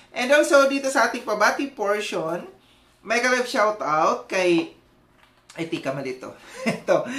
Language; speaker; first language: Filipino; non-native, local second language; Cebuano